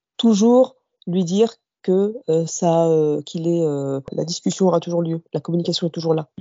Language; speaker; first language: French; early bilingual, other home language; Kabyle